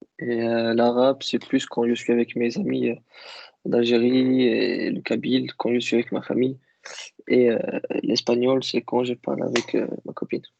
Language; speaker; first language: French; non-native, local second language; Kabyle